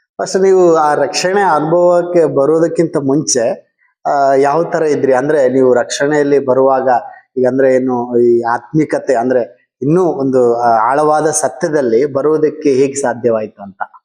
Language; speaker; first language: Kannada; native; Kannada